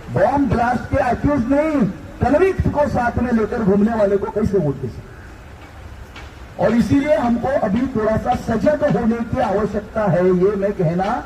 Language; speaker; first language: Hindi; non-native, local second language; Marathi